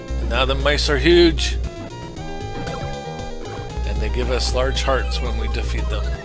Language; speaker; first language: English; native; English